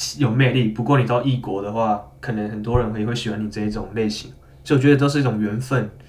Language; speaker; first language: Chinese; native; Chinese